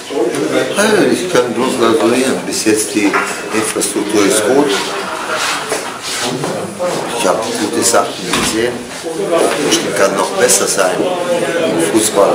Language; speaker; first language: German; non-native, learner; Croatian